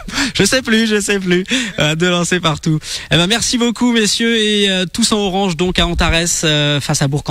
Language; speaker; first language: French; native; French